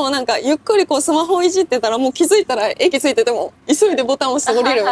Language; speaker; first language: Japanese; native; Japanese